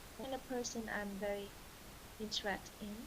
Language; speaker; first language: English; non-native, learner; Vietnamese